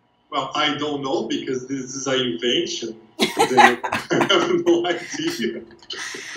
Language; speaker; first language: English; non-native, fluent; Portuguese